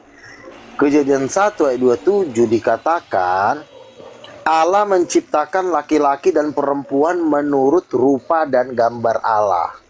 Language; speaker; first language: Malay; native; Malay